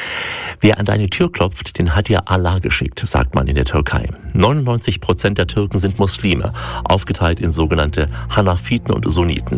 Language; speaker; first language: German; native; German